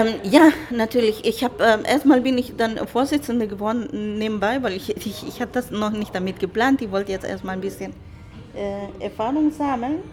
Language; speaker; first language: German; non-native, fluent; Spanish